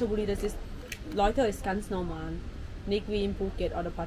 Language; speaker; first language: German; non-native, learner; Thai